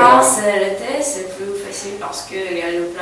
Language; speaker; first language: French; non-native, learner; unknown